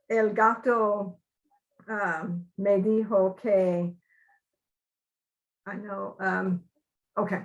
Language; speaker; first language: Spanish; non-native, learner; English